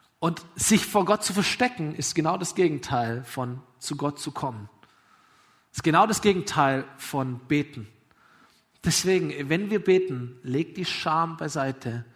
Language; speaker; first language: German; native; German